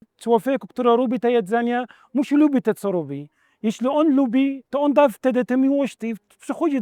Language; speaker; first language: Polish; non-native, fluent; Arabic